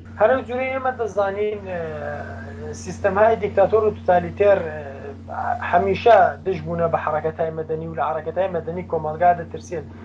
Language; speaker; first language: Central Kurdish; native; Central Kurdish